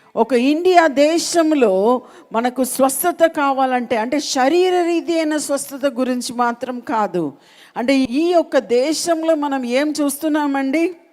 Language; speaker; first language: Telugu; non-native, local second language; Malayalam